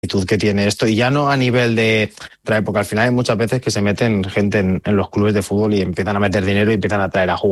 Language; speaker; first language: Spanish; native; Spanish